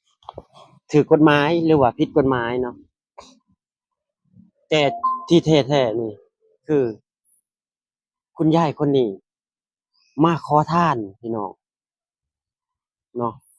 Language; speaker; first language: Thai; non-native, local second language; Northeastern Thai